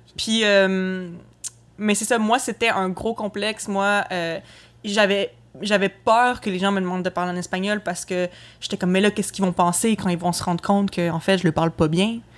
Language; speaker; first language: French; native; French